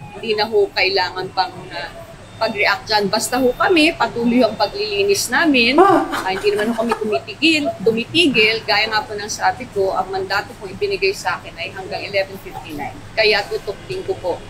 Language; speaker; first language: Filipino; native; Filipino